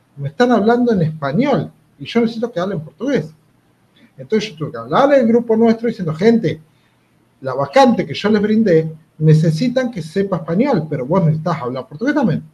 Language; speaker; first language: Spanish; native; Spanish